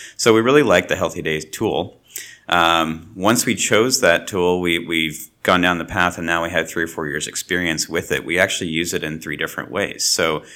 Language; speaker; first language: English; native; English